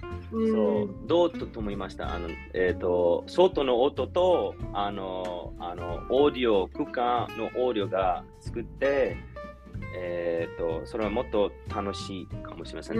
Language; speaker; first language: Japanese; non-native, learner; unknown